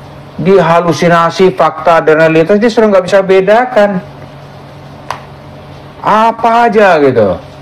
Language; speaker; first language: Indonesian; native; Indonesian